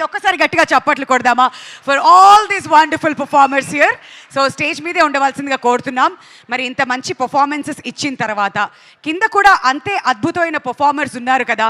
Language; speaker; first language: Telugu; native; Telugu